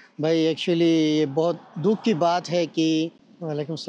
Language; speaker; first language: Hindi; non-native, fluent; Bangla